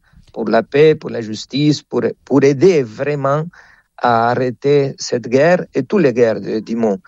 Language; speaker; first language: French; non-native, fluent; Spanish